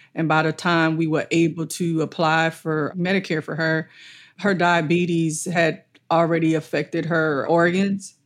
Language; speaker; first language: English; native; English